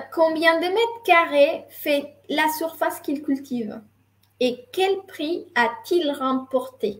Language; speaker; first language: French; non-native, fluent; Spanish